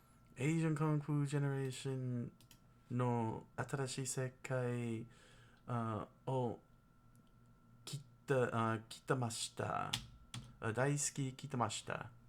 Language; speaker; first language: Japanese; non-native, learner; English